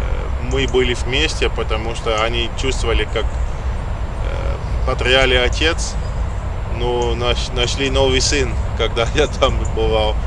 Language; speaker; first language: Russian; non-native, fluent; Dutch